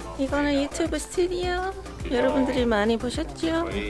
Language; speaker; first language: Korean; non-native, fluent; English